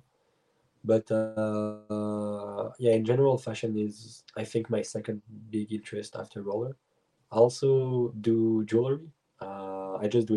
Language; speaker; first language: English; non-native, fluent; French